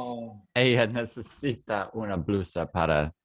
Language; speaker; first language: Spanish; non-native, learner; English